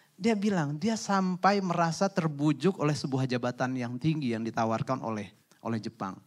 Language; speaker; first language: Indonesian; native; Indonesian